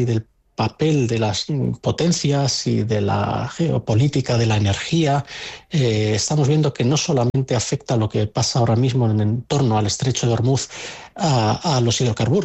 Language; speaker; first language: Spanish; native; Spanish